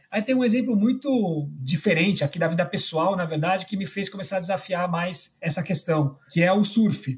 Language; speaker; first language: Portuguese; early bilingual, other home language; Spanish